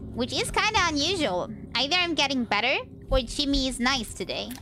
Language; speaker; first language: English; non-native, fluent; German